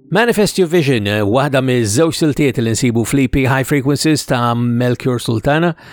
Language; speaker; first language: Maltese; native; Maltese